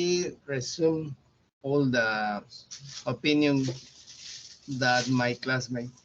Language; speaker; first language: English; non-native, learner; Spanish